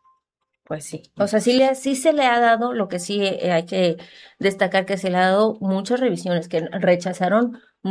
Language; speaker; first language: Spanish; native; Spanish